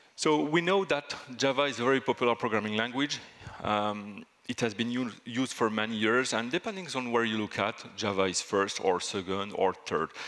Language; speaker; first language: English; non-native, fluent; French